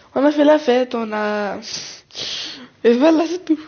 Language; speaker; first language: French; early bilingual, other home language; Arabic